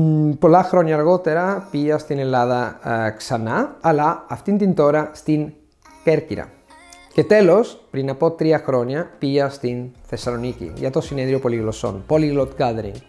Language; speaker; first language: Greek; non-native, fluent; Italian